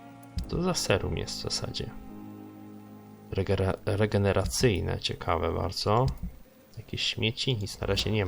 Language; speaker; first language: Polish; native; Polish